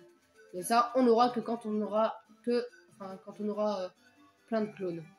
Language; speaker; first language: French; native; French